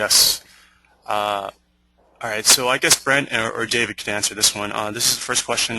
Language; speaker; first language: English; native; English